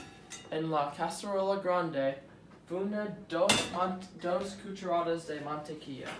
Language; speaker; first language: Spanish; non-native, learner; English